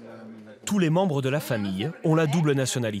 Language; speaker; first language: French; native; French